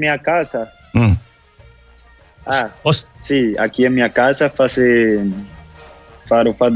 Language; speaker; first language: Portuguese; non-native, local second language; Spanish